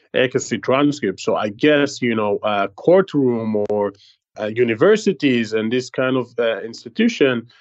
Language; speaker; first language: English; non-native, fluent; Hebrew